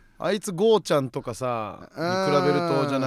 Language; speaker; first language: Japanese; native; Japanese